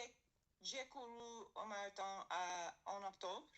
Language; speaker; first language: French; non-native, learner; English